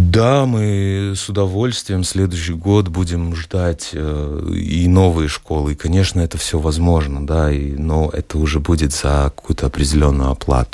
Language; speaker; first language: Russian; native; Russian